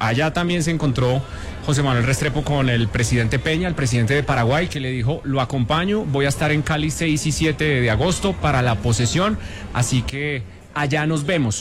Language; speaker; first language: Spanish; native; Spanish